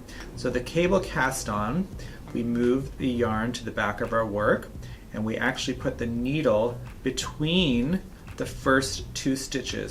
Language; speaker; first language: English; native; English